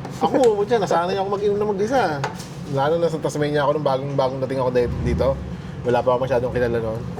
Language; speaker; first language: Filipino; native; Filipino